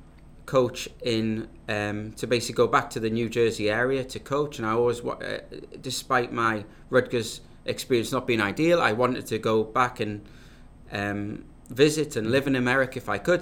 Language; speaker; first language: English; native; English